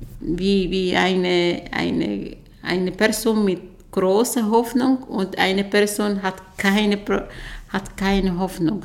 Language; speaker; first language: German; non-native, learner; Arabic